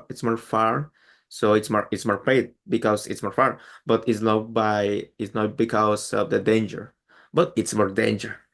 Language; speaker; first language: English; non-native, learner; Spanish